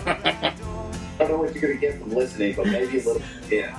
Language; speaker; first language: English; native; English